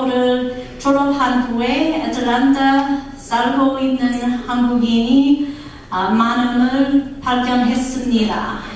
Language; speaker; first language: Korean; non-native, learner; English